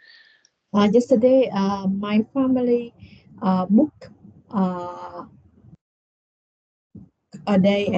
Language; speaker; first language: English; non-native, learner; Vietnamese